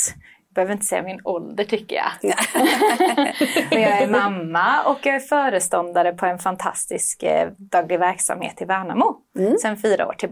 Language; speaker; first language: Swedish; native; Swedish